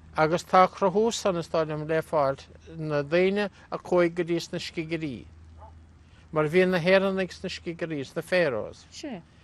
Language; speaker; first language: Irish; native; Irish